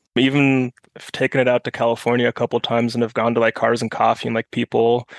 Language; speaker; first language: English; non-native, fluent; German